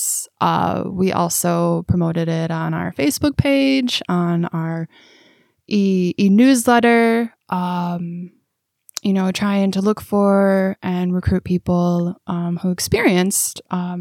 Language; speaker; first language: English; native; English